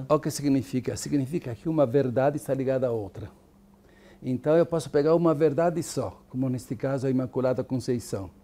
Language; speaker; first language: Portuguese; non-native, fluent; Italian